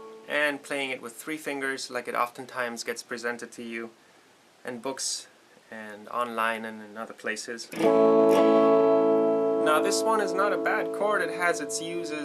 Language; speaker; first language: English; native; English